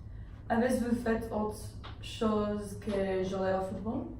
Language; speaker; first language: French; non-native, learner; English